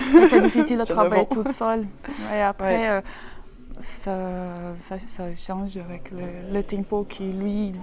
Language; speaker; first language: French; non-native, learner; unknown